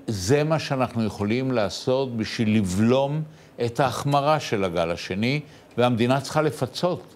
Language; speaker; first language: Hebrew; native; Hebrew